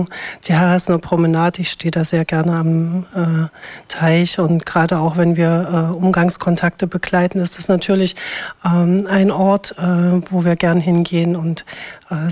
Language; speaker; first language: German; native; German